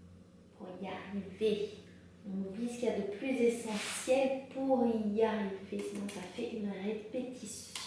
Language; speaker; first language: French; native; French